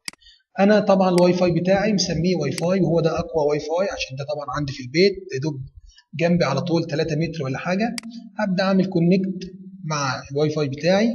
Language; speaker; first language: Arabic; native; Arabic